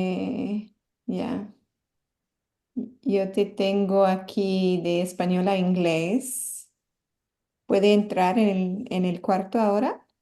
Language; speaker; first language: Spanish; non-native, fluent; English